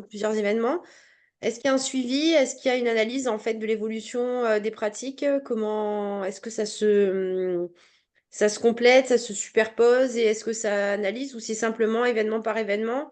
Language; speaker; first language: French; native; French